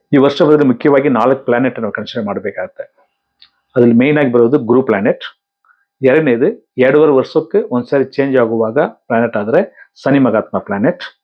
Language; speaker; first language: Kannada; non-native, local second language; Tamil